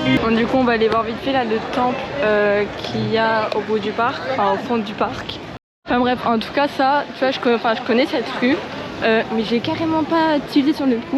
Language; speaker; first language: French; native; French